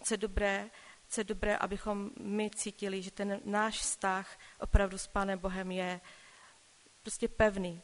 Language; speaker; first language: Czech; non-native, local second language; Polish